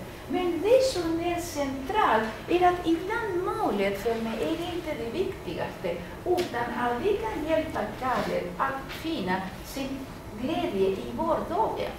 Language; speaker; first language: Swedish; non-native, fluent; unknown